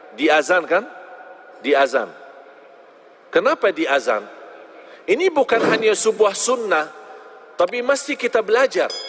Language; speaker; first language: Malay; non-native, fluent; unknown